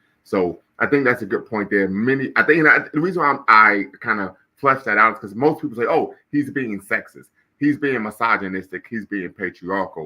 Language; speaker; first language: English; native; English